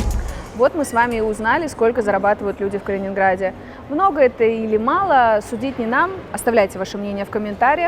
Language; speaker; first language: Russian; native; Russian